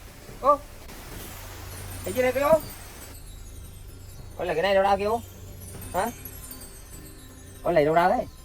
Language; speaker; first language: Vietnamese; native; Vietnamese